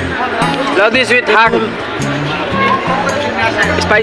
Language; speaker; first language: English; non-native, learner; Filipino